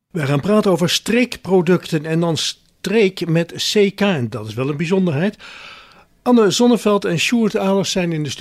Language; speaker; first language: Dutch; native; Dutch